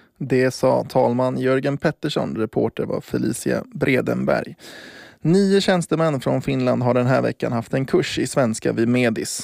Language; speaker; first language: Swedish; native; Swedish